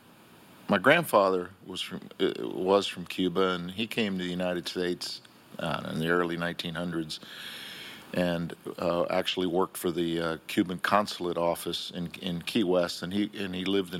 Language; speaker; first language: English; early bilingual, other home language; Spanish